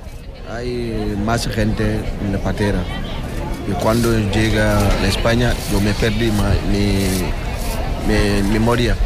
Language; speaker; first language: Spanish; non-native, learner; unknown